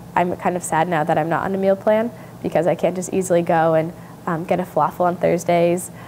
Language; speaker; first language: English; native; English